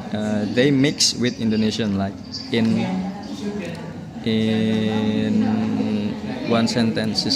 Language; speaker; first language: English; non-native, learner; Indonesian